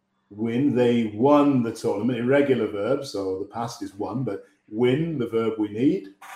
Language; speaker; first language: English; native; English